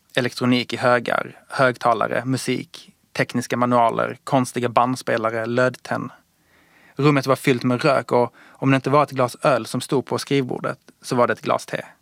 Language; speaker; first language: Swedish; early bilingual, other home language; Persian